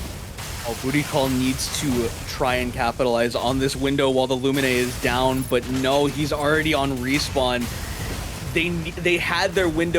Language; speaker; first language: English; native; English